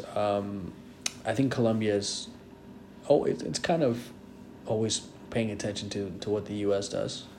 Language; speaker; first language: English; non-native, fluent; Spanish